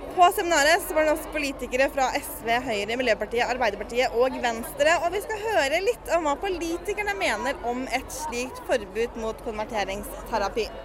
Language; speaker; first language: Norwegian; native; Norwegian